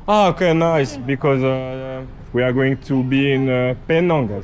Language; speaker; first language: English; non-native, learner; French